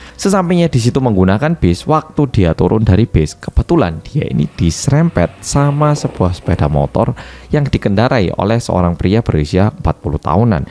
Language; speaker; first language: Indonesian; non-native, fluent; Korean